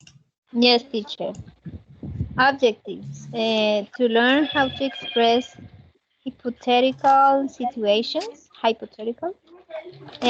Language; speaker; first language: English; non-native, learner; Spanish